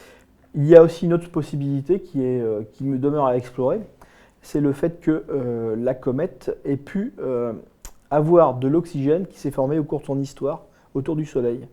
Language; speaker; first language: French; native; French